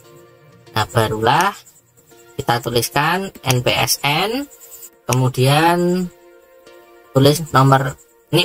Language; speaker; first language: Indonesian; native; Indonesian